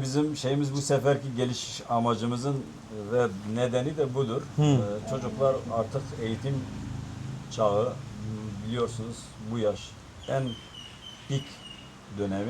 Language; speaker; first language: Turkish; native; Turkish